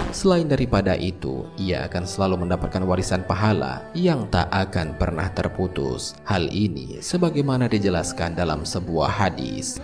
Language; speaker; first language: Indonesian; native; Indonesian